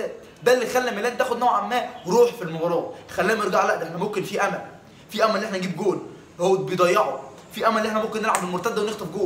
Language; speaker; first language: Arabic; native; Arabic